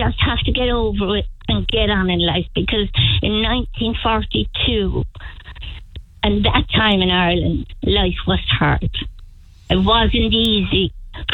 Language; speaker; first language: English; native; English